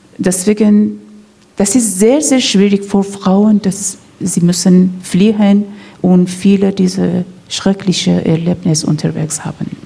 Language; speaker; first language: German; non-native, learner; Persian